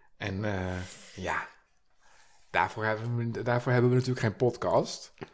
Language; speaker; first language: Dutch; native; Dutch